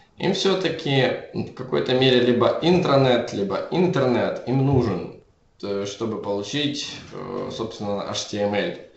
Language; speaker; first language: Russian; native; Russian